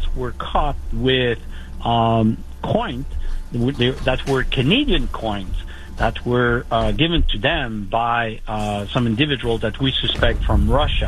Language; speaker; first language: English; non-native, local second language; French